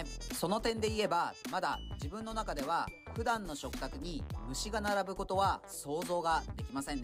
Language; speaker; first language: Japanese; native; Japanese